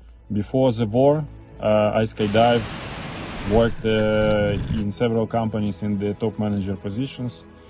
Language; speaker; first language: English; non-native, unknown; Ukrainian